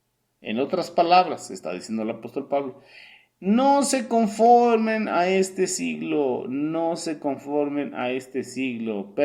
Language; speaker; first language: Spanish; native; Spanish